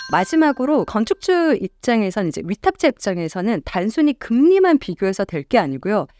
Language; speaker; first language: Korean; native; Korean